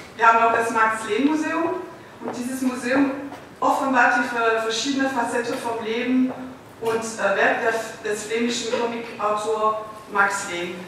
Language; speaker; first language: German; non-native, fluent; Dutch